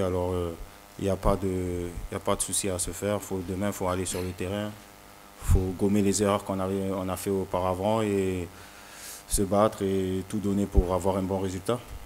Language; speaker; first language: French; early bilingual, heritage; French